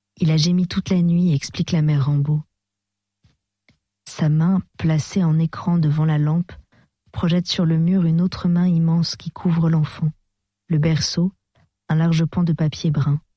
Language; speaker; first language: French; native; French